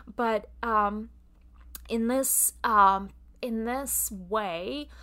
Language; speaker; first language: English; non-native, fluent; Russian